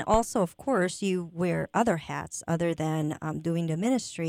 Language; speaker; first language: English; non-native, local second language; Filipino